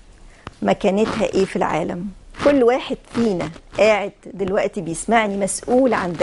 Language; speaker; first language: Arabic; native; Arabic